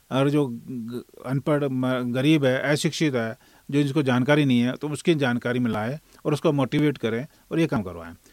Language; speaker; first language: Hindi; native; Hindi